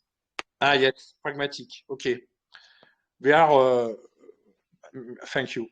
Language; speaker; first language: English; non-native, learner; French